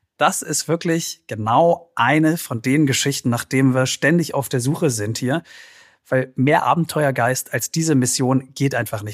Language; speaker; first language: German; native; German